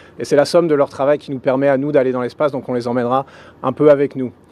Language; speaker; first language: French; native; French